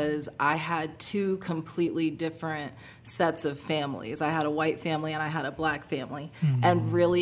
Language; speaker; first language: English; native; English